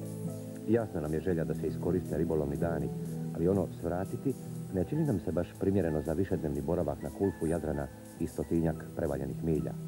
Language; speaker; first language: Croatian; native; Croatian